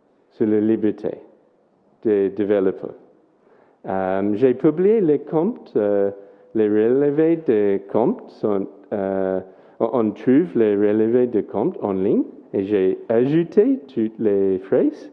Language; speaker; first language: French; non-native, fluent; English